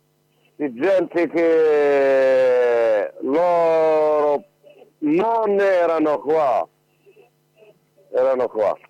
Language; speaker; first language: Italian; non-native, learner; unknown